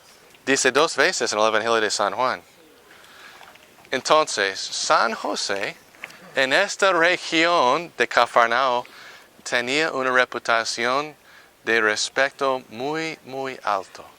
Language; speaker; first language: Spanish; non-native, fluent; English